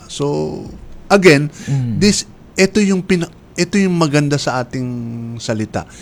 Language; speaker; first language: Filipino; native; Filipino